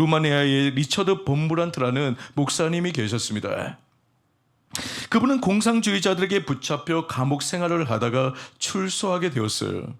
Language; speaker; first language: Korean; native; Korean